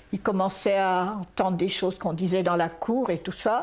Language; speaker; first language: French; native; French